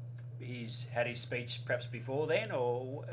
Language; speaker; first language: English; native; English